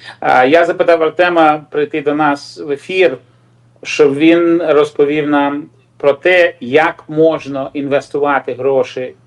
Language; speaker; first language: Ukrainian; non-native, local second language; Russian